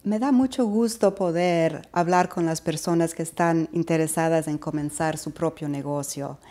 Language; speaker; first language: Spanish; early bilingual, heritage; Spanish